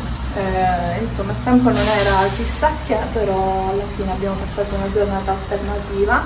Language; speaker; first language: Italian; native; Italian